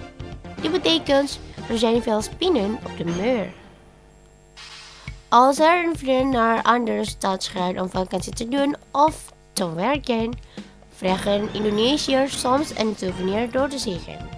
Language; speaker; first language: Dutch; non-native, learner; Indonesian